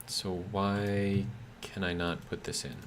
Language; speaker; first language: English; native; English